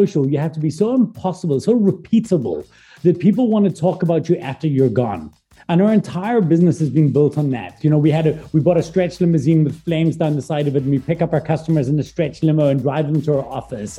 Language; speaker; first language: English; native; English